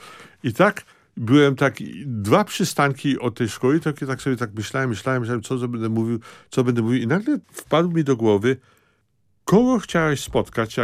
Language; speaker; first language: Polish; early bilingual, heritage; Polish